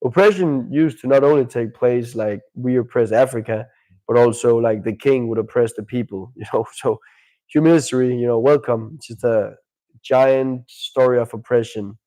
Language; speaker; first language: English; non-native, fluent; Danish